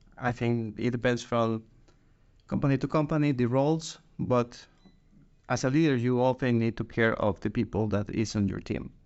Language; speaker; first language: English; non-native, fluent; Spanish